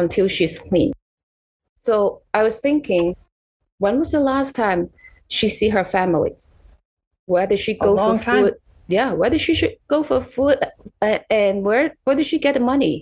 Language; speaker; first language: English; non-native, local second language; Cantonese